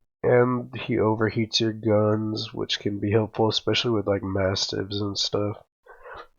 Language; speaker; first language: English; native; English